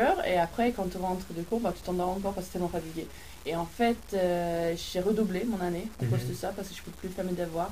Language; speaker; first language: French; non-native, fluent; Swedish